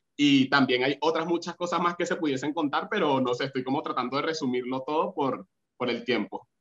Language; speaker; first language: Spanish; native; Spanish